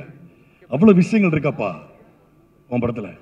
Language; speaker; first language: Tamil; native; Tamil